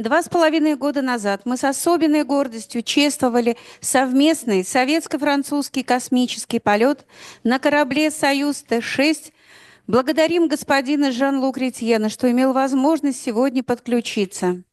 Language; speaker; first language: Russian; native; Russian